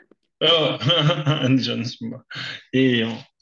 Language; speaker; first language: French; non-native, learner; Portuguese